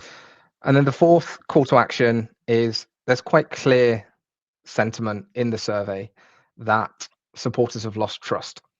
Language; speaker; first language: English; native; English